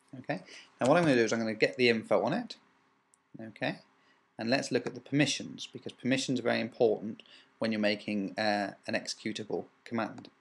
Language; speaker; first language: English; native; English